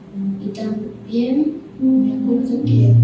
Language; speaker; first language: Spanish; early bilingual, heritage; Spanish